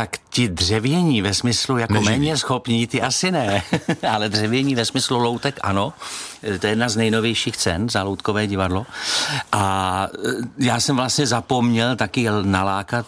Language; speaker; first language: Czech; native; Czech